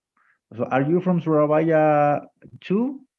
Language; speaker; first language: English; non-native, fluent; Spanish